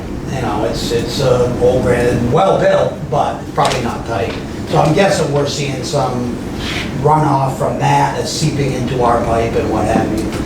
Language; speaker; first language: English; native; English